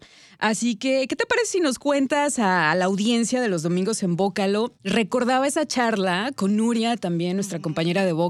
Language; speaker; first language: Spanish; native; Spanish